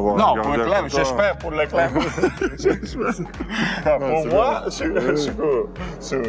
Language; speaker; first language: French; non-native, learner; Italian